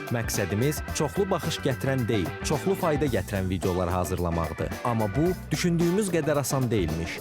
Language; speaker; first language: Azerbaijani; native; Azerbaijani